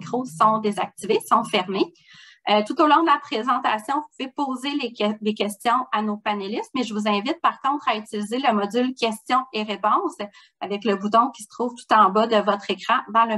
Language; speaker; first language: French; native; French